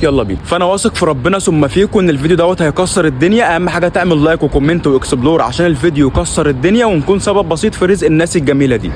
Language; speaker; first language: Arabic; native; Arabic